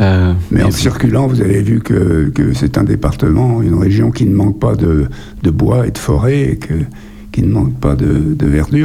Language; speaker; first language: French; native; French